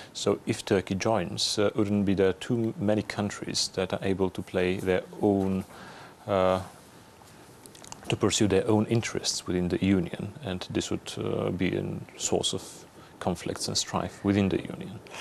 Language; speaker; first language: English; non-native, fluent; Bulgarian